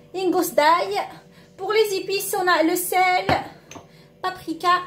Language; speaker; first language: French; non-native, local second language; Arabic